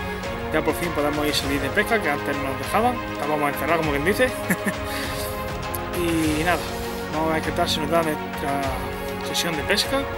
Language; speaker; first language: Spanish; native; Spanish